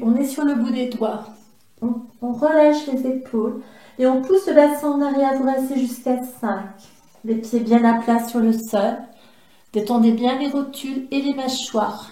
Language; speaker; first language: French; native; French